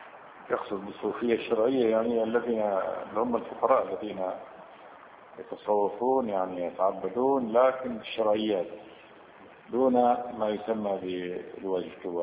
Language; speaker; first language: Arabic; native; Arabic